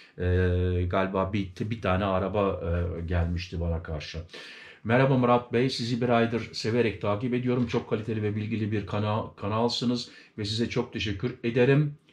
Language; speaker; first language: Turkish; native; Turkish